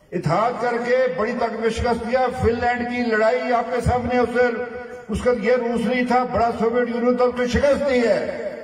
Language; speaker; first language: Urdu; non-native, local second language; Pahari-Potwari